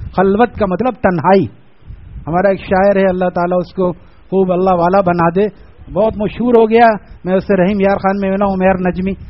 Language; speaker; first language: Urdu; native; Urdu